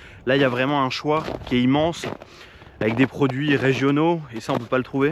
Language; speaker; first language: French; native; French